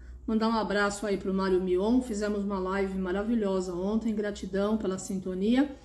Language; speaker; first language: Portuguese; native; Portuguese